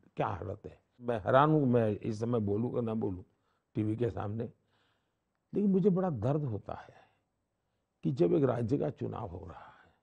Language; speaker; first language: Hindi; non-native, local second language; Gujarati